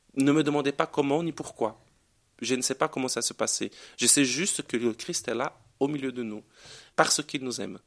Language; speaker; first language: French; non-native, fluent; Portuguese